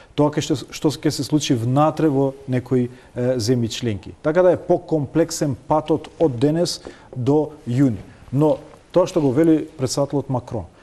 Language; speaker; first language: Macedonian; non-native, local second language; Albanian